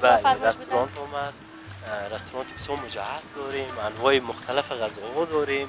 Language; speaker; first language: Persian; native; Persian